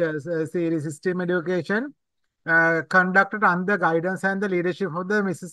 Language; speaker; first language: English; non-native, local second language; Sinhala